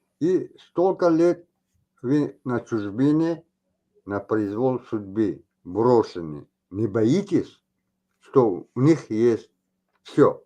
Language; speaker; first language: Russian; non-native, local second language; Tajik